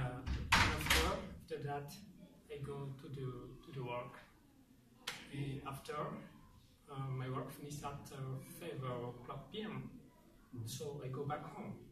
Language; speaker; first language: English; non-native, learner; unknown